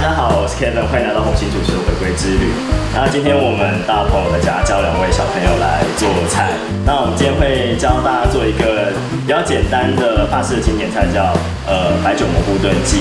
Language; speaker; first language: Chinese; native; Chinese